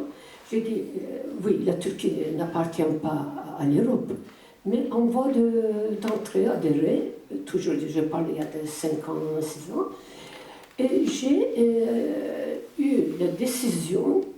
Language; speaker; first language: French; non-native, fluent; Turkish